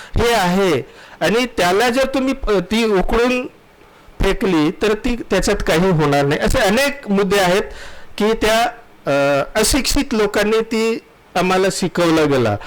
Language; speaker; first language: Marathi; non-native, local second language; Gondi